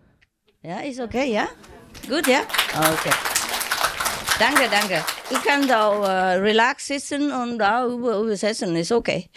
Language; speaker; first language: German; non-native, learner; Vietnamese